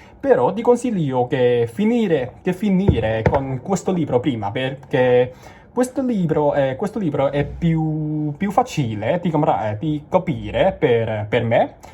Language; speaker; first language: Italian; non-native, learner; Cantonese